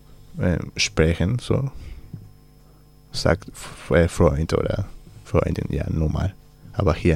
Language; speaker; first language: German; non-native, learner; Spanish